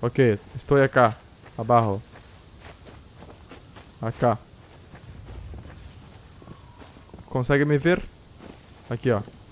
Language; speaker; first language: Spanish; non-native, learner; Portuguese